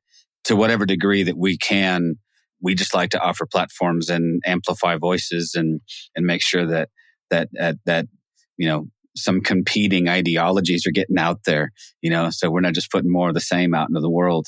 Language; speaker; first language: English; native; English